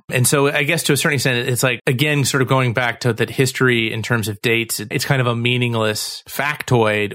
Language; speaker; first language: English; native; English